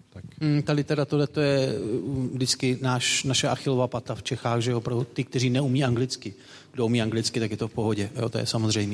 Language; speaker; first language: Czech; native; Czech